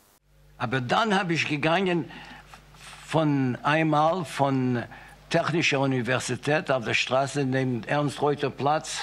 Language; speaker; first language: German; non-native, fluent; Yiddish